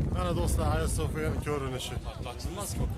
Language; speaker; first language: Turkish; non-native, learner; Uzbek